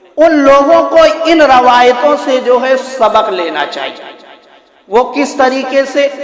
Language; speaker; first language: Urdu; native; Urdu